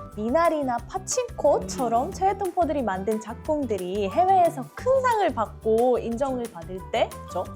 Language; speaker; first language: Korean; non-native, fluent; Russian